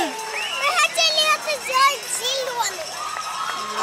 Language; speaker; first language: Russian; early bilingual, heritage; Russian